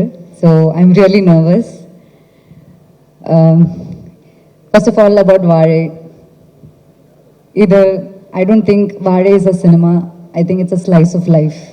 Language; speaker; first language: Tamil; non-native, fluent; Malayalam